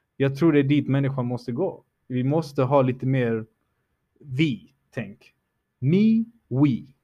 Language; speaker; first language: Swedish; early bilingual, other home language; Spanish